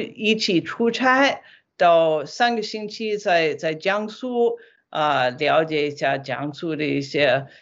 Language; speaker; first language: Chinese; non-native, fluent; English